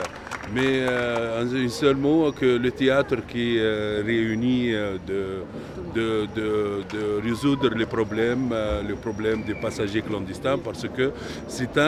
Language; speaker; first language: French; non-native, local second language; Arabic